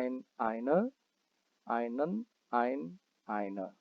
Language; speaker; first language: German; non-native, fluent; Indonesian